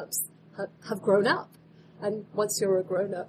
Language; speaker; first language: English; native; English